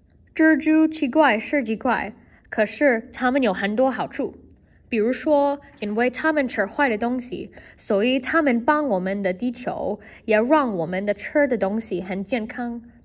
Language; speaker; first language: Chinese; non-native, learner; English